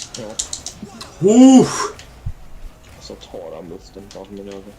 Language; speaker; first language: Swedish; native; Swedish